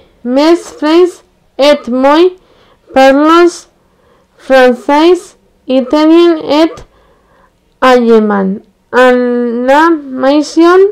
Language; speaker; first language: French; non-native, learner; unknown